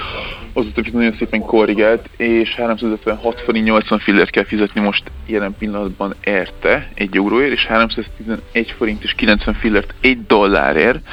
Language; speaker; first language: Hungarian; native; Hungarian